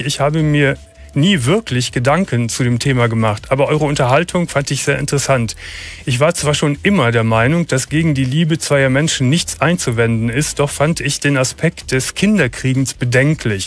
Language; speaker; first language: German; native; German